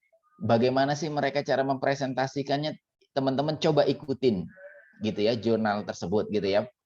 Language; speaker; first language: Indonesian; native; Indonesian